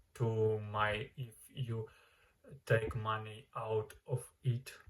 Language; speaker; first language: English; non-native, learner; Ukrainian